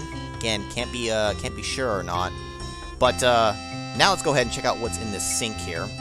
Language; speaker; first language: English; native; English